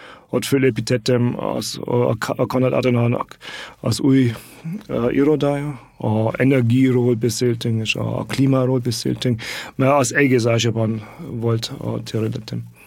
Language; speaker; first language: Hungarian; non-native, learner; German